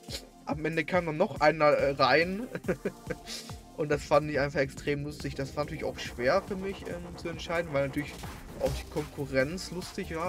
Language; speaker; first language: German; native; German